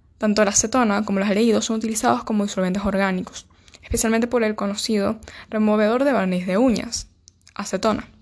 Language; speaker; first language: Spanish; native; Spanish